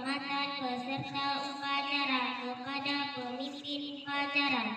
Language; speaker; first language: Indonesian; native; Indonesian